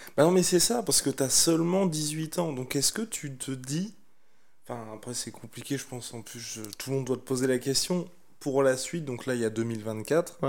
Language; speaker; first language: French; native; French